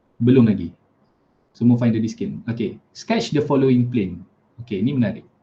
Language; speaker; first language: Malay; native; Malay